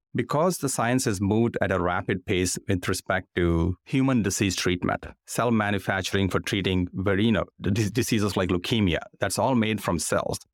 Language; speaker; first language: English; non-native, local second language; Telugu